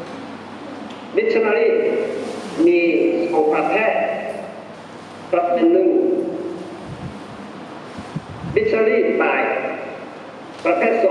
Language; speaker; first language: Thai; non-native, fluent; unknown